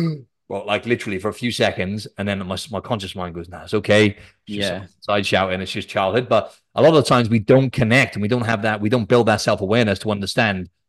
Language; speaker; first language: English; native; English